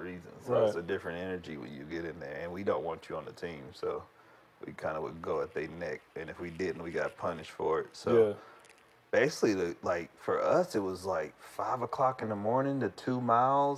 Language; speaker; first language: English; native; English